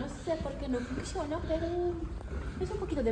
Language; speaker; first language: Spanish; non-native, learner; Ukrainian